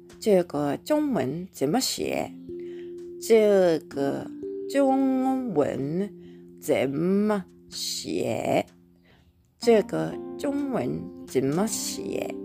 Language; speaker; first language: Chinese; non-native, fluent; Japanese